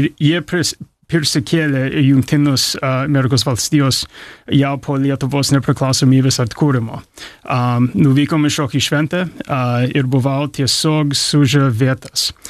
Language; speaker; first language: Lithuanian; early bilingual, heritage; English